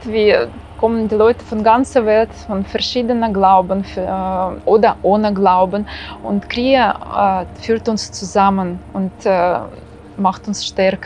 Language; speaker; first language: German; non-native, fluent; Russian